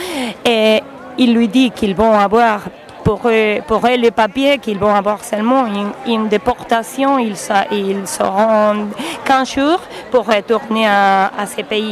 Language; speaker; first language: French; non-native, learner; Spanish